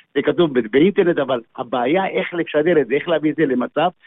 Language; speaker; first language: Hebrew; early bilingual, other home language; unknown